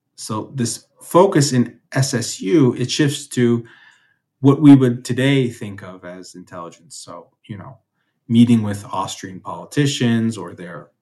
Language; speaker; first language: English; native; English